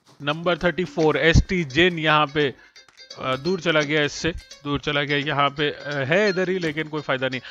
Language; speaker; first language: Urdu; native; Urdu